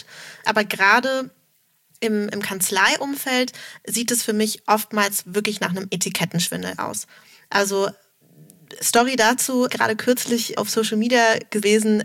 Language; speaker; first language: German; native; German